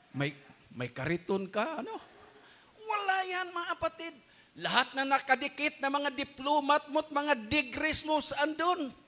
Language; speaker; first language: Filipino; non-native, local second language; Cebuano